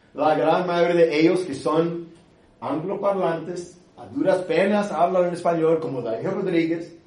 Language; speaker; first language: Spanish; early bilingual, other home language; English